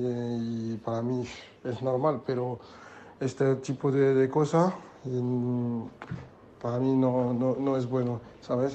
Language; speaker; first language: Spanish; non-native, learner; French